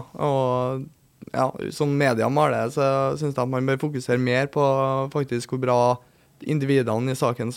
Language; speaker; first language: Norwegian; native; Norwegian